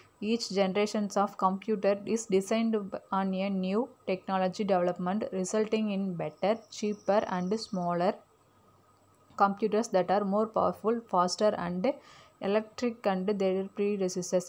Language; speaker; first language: English; non-native, local second language; Tamil